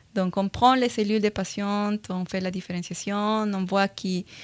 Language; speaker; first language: French; non-native, fluent; Spanish